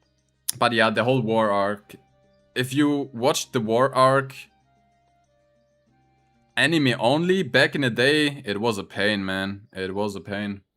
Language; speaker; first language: English; non-native, fluent; German